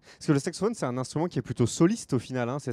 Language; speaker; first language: French; native; French